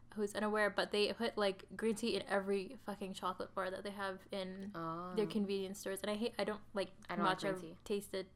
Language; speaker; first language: English; early bilingual, other home language; Sinhala